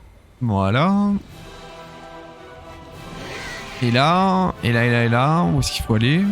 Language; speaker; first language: French; native; French